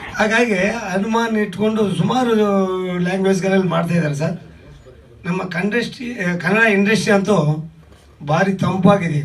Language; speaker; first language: Kannada; native; Kannada